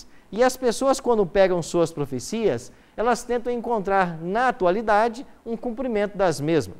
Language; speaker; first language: Portuguese; native; Portuguese